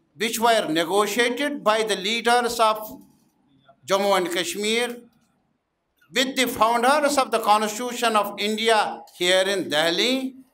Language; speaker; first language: English; non-native, local second language; Urdu